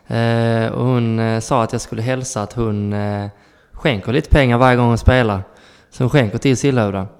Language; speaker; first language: Swedish; native; Swedish